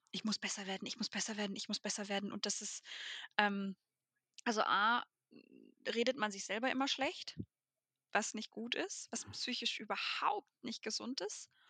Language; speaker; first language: German; native; German